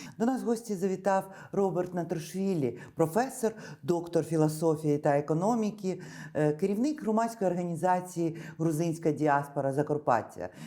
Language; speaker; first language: Ukrainian; native; Ukrainian